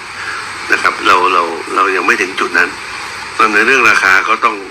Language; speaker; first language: Thai; native; Thai